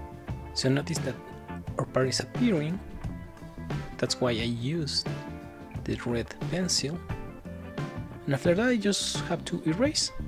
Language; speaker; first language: English; non-native, fluent; Spanish